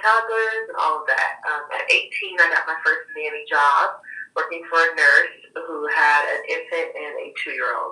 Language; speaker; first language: English; native; English